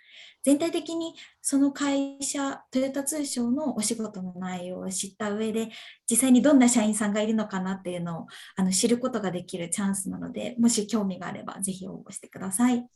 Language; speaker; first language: Japanese; native; Japanese